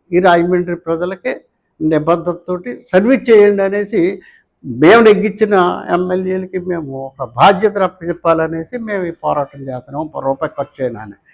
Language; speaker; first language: Telugu; native; Telugu